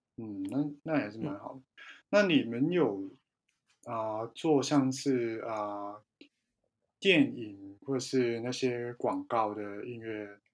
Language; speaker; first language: Chinese; native; Chinese